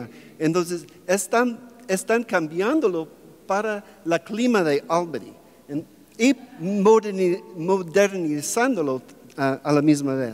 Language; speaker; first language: Spanish; non-native, fluent; English